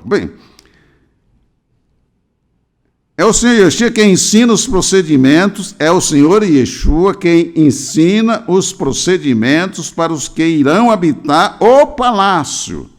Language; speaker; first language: Portuguese; native; Portuguese